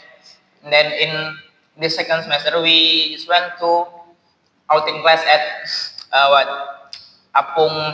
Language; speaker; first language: English; non-native, learner; Indonesian